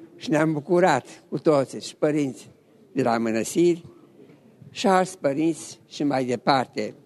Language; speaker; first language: Romanian; native; Romanian